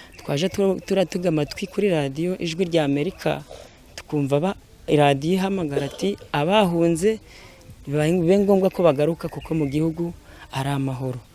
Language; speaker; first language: Kinyarwanda; early bilingual, heritage; Kinyarwanda